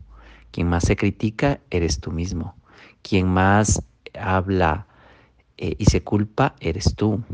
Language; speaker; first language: Spanish; native; Spanish